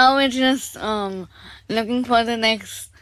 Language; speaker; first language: English; non-native, local second language; Bangla